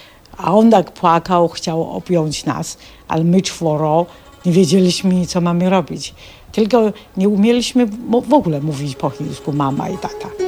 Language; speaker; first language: Polish; non-native, fluent; Chinese